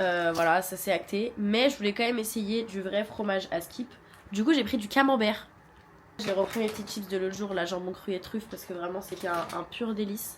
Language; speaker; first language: French; native; French